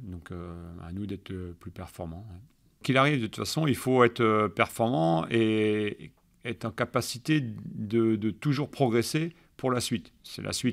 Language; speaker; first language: French; native; French